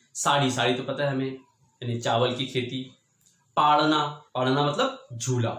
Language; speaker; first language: Hindi; non-native, local second language; Marathi